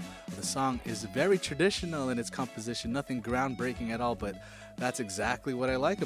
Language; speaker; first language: English; native; English